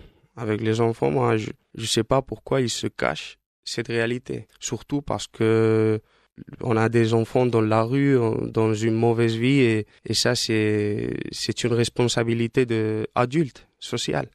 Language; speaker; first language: French; non-native, fluent; Spanish